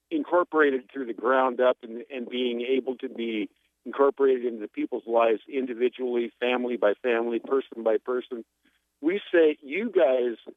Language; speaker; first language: English; non-native, fluent; Spanish